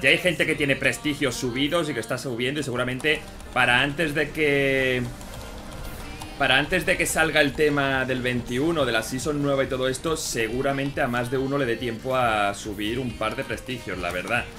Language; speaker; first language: Spanish; native; Spanish